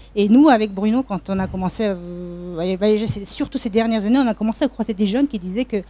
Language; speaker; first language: French; non-native, fluent; Mongolian